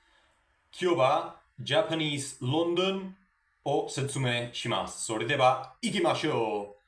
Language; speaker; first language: Japanese; non-native, learner; Spanish